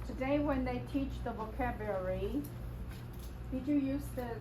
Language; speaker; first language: English; non-native, fluent; Chinese